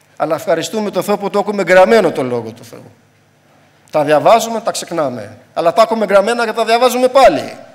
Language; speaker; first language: Greek; non-native, fluent; Albanian